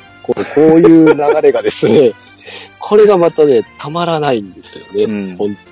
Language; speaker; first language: Japanese; native; Japanese